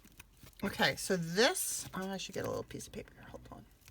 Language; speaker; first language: English; native; English